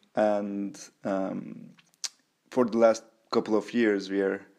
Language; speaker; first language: English; non-native, fluent; Turkish